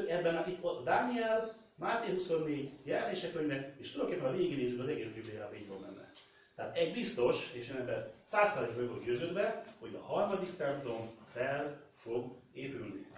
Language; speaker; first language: Hungarian; native; Hungarian